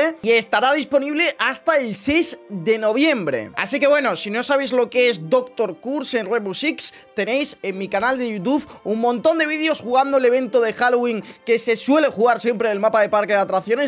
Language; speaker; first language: Spanish; native; Spanish